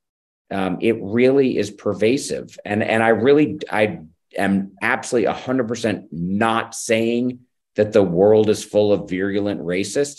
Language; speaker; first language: English; native; English